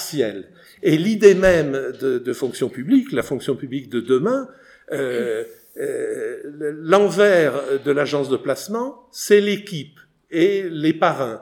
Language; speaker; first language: French; native; French